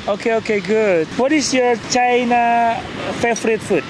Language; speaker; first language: English; non-native, learner; Indonesian